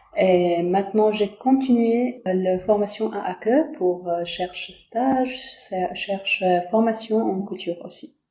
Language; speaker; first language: French; non-native, learner; Arabic